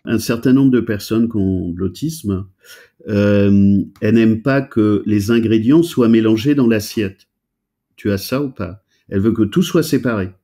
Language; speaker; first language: French; native; French